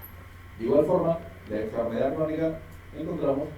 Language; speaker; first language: Spanish; native; Spanish